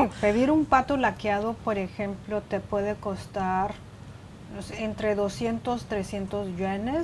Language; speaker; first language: Spanish; non-native, fluent; Chinese